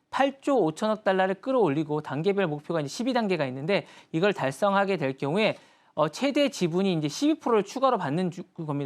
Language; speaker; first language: Korean; native; Korean